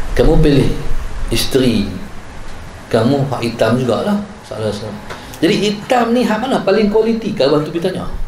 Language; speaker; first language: Malay; native; Malay